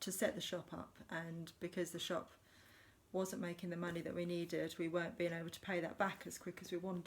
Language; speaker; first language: English; native; English